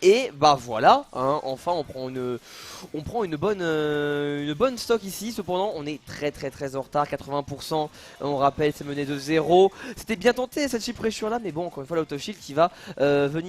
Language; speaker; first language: French; native; French